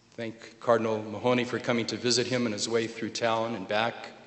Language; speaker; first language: English; native; English